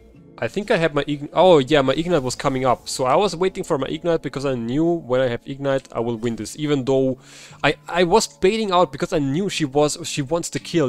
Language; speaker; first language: English; non-native, fluent; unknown